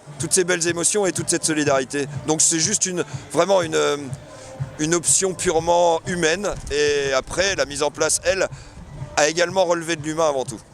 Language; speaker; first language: French; native; French